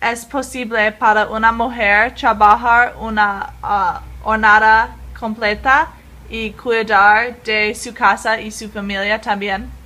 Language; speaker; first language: Spanish; non-native, learner; English